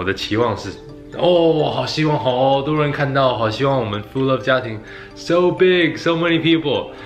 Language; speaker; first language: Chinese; early bilingual, heritage; Chinese